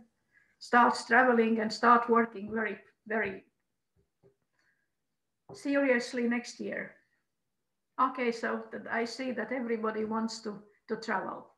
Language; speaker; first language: English; non-native, fluent; Croatian